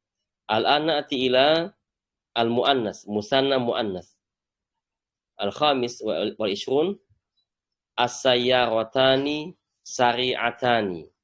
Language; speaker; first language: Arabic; non-native, fluent; Indonesian